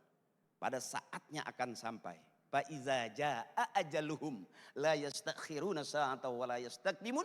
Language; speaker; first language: Malay; native; Malay